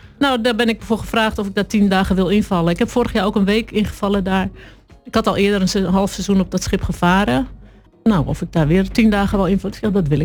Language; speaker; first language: Dutch; native; Dutch